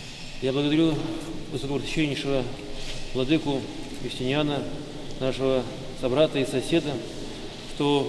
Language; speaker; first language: Russian; native; Russian